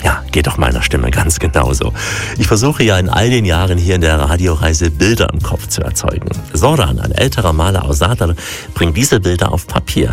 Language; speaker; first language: German; native; German